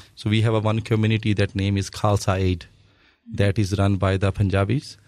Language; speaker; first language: English; non-native, local second language; Punjabi